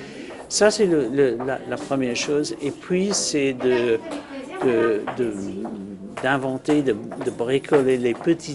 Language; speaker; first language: French; non-native, fluent; English